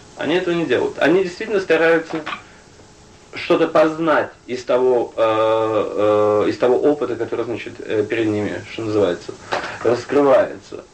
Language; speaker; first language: Russian; native; Russian